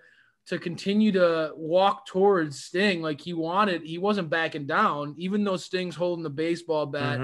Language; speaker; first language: English; native; English